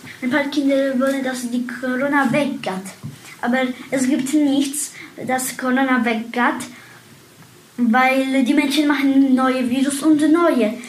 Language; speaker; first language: German; early bilingual, other home language; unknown